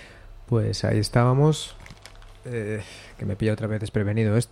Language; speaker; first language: Spanish; native; Spanish